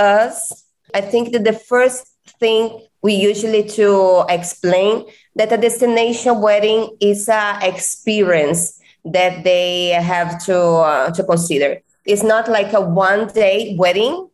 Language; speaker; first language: English; non-native, fluent; Portuguese